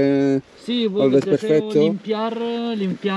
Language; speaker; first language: Spanish; non-native, learner; Italian